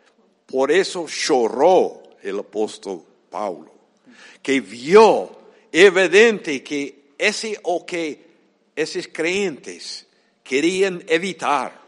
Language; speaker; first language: Portuguese; non-native, fluent; Spanish